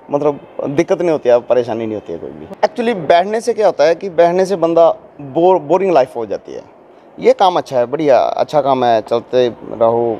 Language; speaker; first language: Hindi; native; Hindi